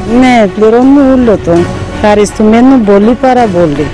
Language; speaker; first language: Greek; non-native, learner; Bulgarian